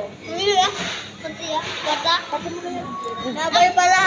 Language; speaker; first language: Italian; non-native, learner; Filipino